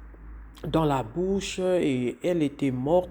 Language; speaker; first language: French; non-native, local second language; Lingala